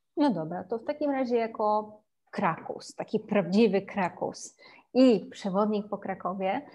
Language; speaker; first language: Polish; native; Polish